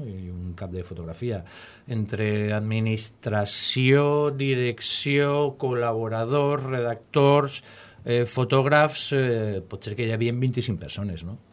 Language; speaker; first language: Catalan; native; Catalan